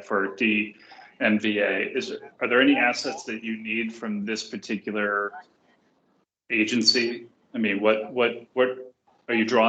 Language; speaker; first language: English; native; English